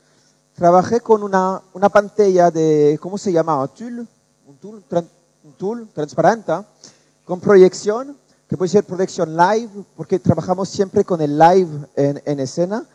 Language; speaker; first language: Spanish; non-native, learner; French